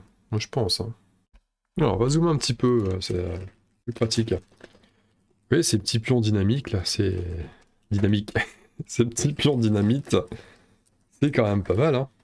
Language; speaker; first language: French; native; French